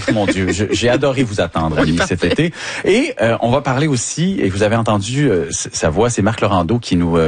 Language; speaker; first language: French; native; French